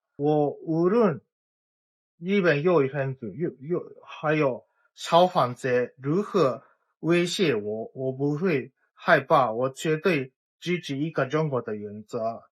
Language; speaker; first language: Chinese; non-native, fluent; Japanese